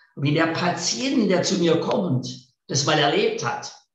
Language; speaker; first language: German; native; German